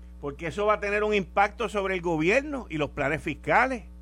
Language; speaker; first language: Spanish; native; Spanish